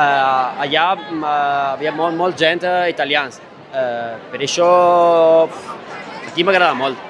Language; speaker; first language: Catalan; non-native, learner; Sardinian